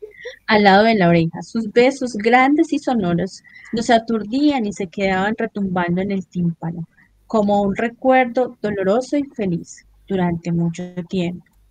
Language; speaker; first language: Spanish; native; Spanish